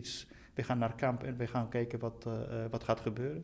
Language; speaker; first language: Dutch; non-native, fluent; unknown